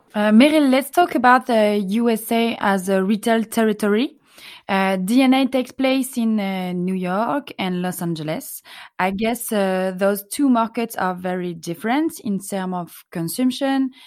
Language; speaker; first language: English; non-native, fluent; French